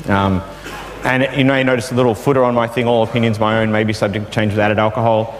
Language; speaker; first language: English; native; English